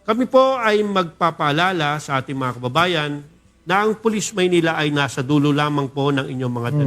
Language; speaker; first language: Filipino; native; Filipino